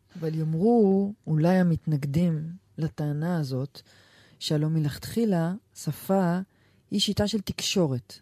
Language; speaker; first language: Hebrew; native; Hebrew